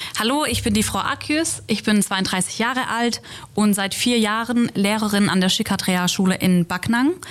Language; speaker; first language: German; native; German